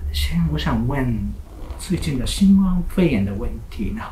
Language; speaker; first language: Chinese; non-native, learner; Japanese